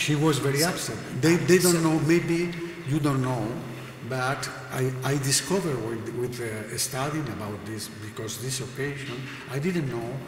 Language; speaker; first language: English; non-native, learner; Spanish